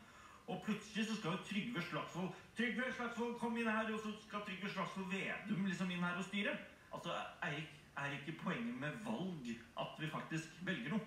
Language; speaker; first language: Norwegian; native; Norwegian